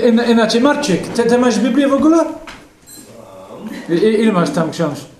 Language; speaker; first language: Polish; non-native, fluent; English